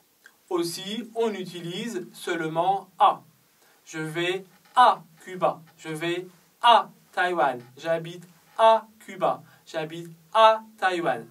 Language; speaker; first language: French; non-native, fluent; Chinese